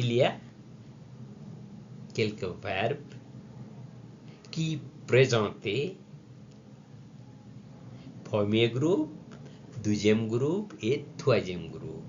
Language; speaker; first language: French; non-native, learner; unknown